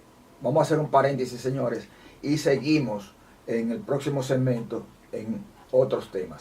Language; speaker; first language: Spanish; native; Spanish